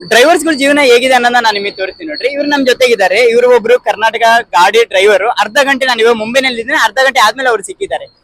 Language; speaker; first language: Kannada; non-native, local second language; Punjabi